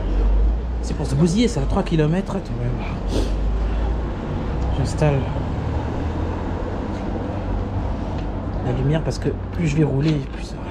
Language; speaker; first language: French; native; French